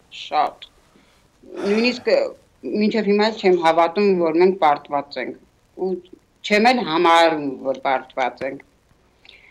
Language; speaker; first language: Armenian; native; Armenian